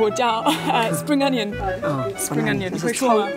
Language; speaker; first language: Chinese; non-native, learner; English